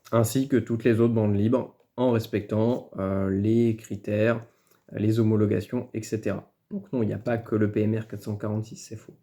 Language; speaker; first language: French; native; French